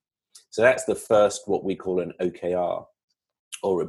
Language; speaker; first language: English; native; English